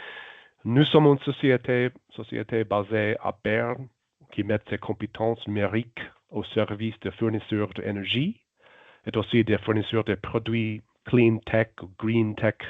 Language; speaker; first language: French; non-native, local second language; German